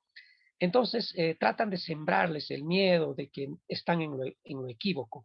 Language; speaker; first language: Spanish; non-native, local second language; Quechua